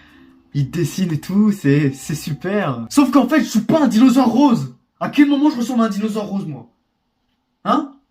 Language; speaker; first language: French; native; French